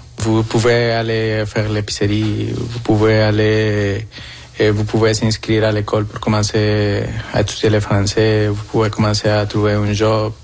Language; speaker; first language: French; non-native, fluent; Spanish